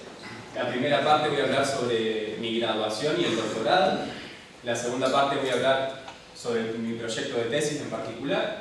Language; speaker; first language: Spanish; native; Spanish